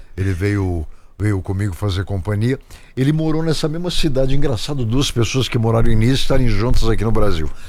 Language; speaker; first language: Portuguese; native; Portuguese